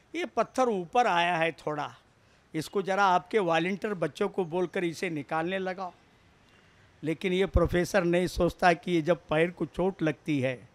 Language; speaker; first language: Hindi; non-native, local second language; Kannada